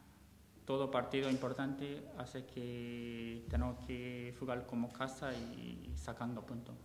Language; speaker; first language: Spanish; non-native, learner; Japanese